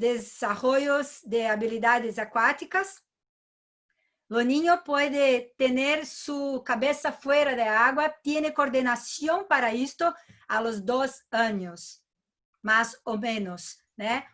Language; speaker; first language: Spanish; non-native, learner; Portuguese